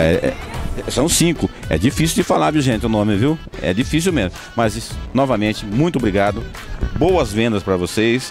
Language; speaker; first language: Portuguese; native; Portuguese